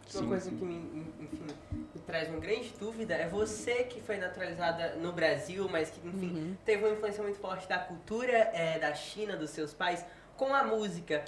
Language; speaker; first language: Portuguese; native; Portuguese